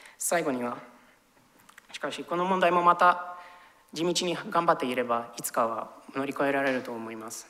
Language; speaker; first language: Japanese; non-native, fluent; Romanian